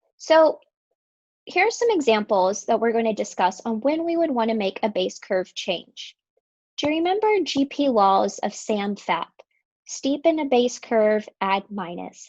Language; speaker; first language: English; native; English